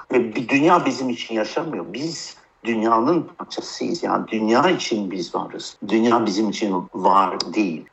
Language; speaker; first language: Turkish; early bilingual, heritage; Turkish